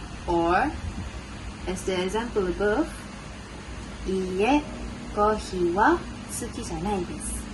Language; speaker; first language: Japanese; non-native, learner; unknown